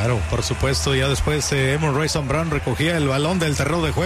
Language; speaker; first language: Spanish; native; Spanish